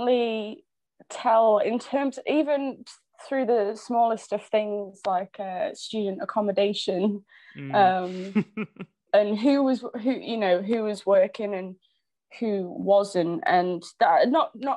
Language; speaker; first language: English; native; English